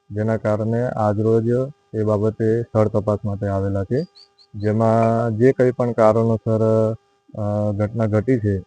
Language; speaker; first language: Gujarati; non-native, local second language; Rathawi